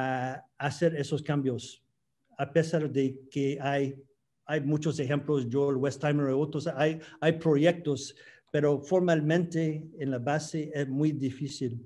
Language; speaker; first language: Spanish; non-native, fluent; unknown